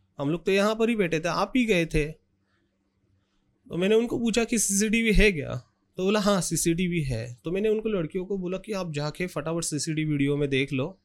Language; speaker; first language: Hindi; non-native, local second language; Marathi